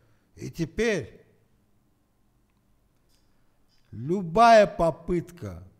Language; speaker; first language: Russian; non-native, fluent; Armenian